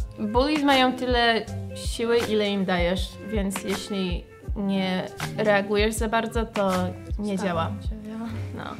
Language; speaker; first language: Polish; early bilingual, heritage; Polish